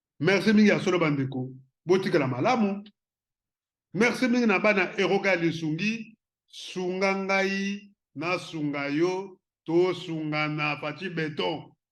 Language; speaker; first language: Lingala; non-native, local second language; Kongo